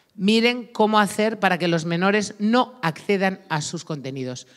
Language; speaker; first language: Spanish; native; Spanish